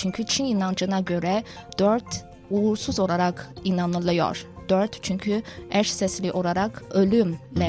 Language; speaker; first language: Turkish; non-native, fluent; Chinese